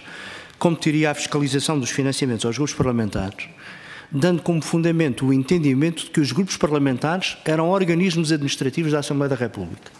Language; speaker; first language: Portuguese; native; Portuguese